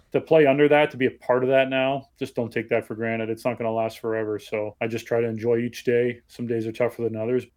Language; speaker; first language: English; native; English